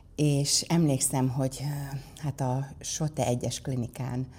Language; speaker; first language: Hungarian; native; Hungarian